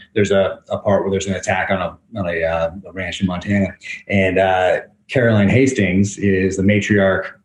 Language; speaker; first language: English; native; English